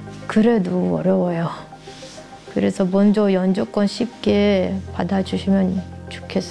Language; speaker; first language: Korean; early bilingual, heritage; Korean